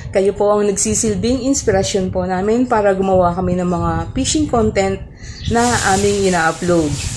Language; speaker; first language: Filipino; native; Filipino